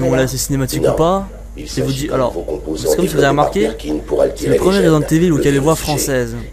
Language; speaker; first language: French; native; French